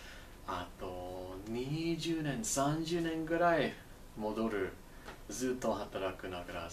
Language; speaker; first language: Japanese; non-native, learner; English